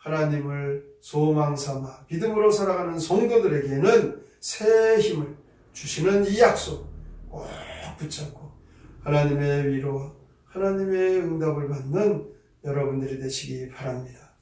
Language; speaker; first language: Korean; native; Korean